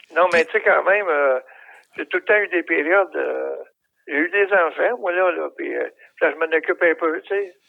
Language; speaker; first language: French; native; French